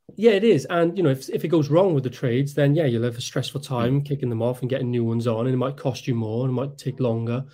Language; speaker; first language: English; native; English